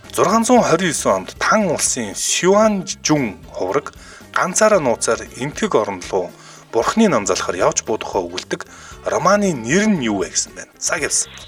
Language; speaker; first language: Mongolian; native; Mongolian